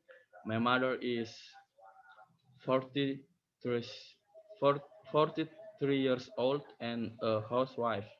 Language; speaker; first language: English; non-native, learner; Indonesian